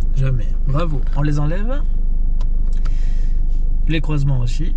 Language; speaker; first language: French; native; French